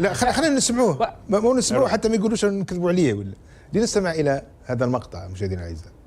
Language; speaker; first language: Arabic; native; Arabic